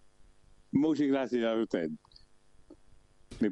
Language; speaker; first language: Spanish; non-native, learner; English